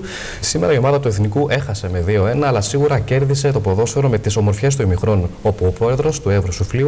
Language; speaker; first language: Greek; native; Greek